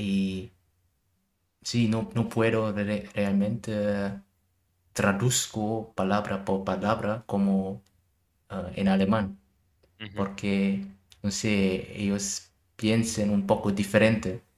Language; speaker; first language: Spanish; non-native, learner; German